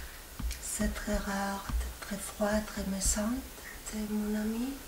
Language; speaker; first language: French; non-native, fluent; Spanish